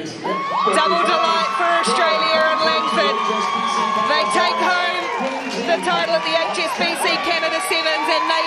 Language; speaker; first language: English; native; English